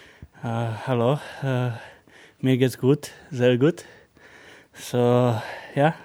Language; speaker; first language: German; non-native, learner; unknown